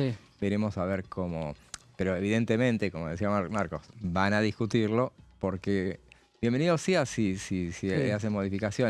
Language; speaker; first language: Spanish; native; Spanish